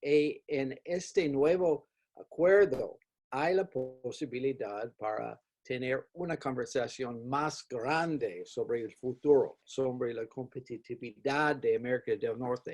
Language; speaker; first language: Spanish; non-native, fluent; English